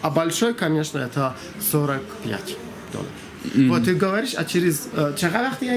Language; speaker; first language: Russian; non-native, learner; Persian